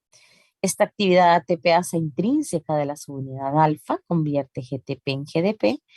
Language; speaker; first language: Spanish; native; Spanish